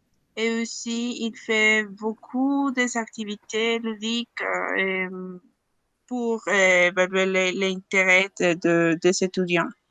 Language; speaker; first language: French; non-native, learner; Spanish